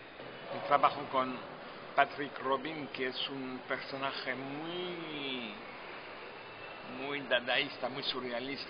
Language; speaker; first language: Spanish; non-native, fluent; French